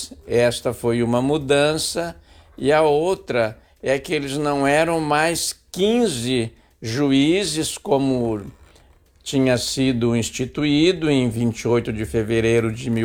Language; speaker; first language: Portuguese; native; Portuguese